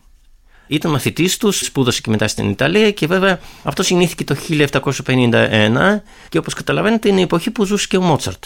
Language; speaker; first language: Greek; non-native, fluent; Russian